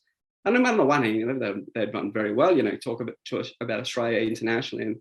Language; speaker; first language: English; native; English